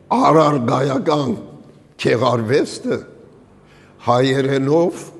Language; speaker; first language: Armenian; early bilingual, heritage; Armenian